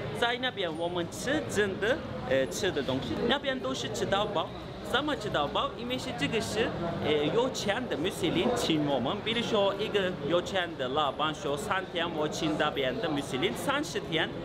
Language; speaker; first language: Chinese; non-native, fluent; Turkish